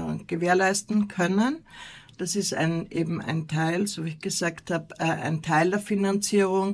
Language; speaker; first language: German; native; German